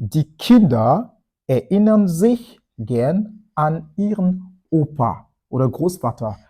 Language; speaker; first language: German; non-native, fluent; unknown